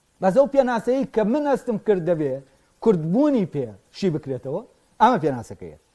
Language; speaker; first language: Central Kurdish; native; Central Kurdish